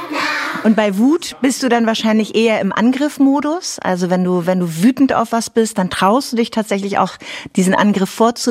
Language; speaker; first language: German; native; German